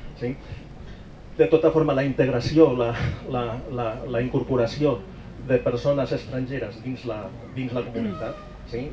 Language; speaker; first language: Catalan; early bilingual, other home language; German